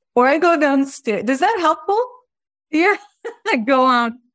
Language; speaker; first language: English; early bilingual, other home language; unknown